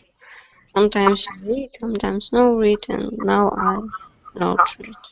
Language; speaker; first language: English; non-native, learner; Russian